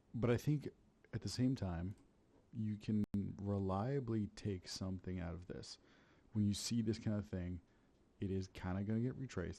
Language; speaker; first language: English; native; English